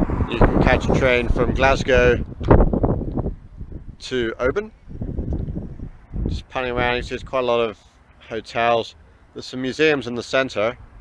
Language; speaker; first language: English; native; English